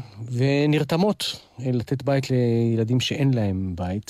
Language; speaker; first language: Hebrew; native; Hebrew